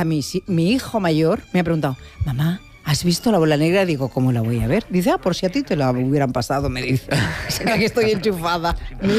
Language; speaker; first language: Spanish; native; Spanish